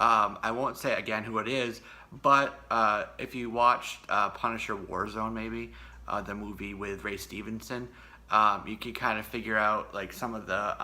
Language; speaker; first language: English; native; English